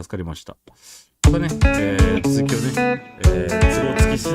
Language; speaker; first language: Japanese; native; Japanese